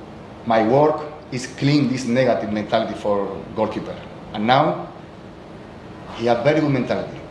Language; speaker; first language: English; non-native, learner; Spanish